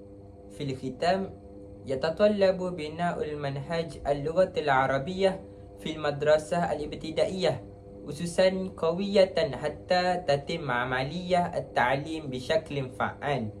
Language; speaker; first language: Arabic; non-native, learner; Malay